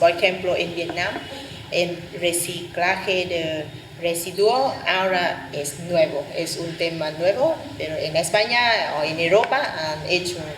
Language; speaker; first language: Spanish; non-native, fluent; Vietnamese